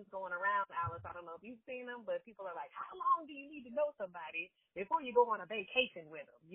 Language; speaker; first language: English; native; English